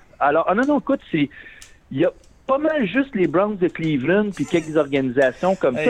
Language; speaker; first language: French; native; French